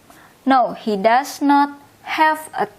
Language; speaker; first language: English; non-native, fluent; Indonesian